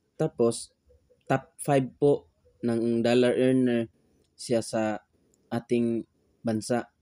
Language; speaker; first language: Filipino; non-native, local second language; Cebuano